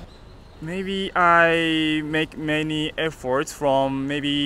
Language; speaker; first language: English; non-native, learner; Japanese